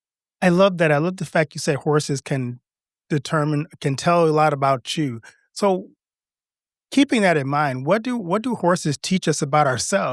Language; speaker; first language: English; native; English